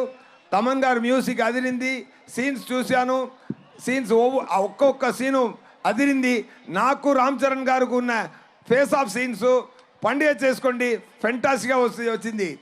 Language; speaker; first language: Telugu; non-native, learner; Tamil